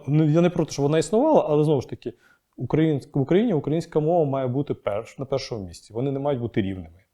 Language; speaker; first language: Ukrainian; non-native, local second language; Russian